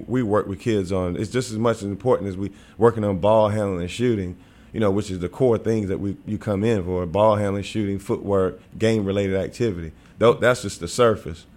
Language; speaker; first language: English; native; English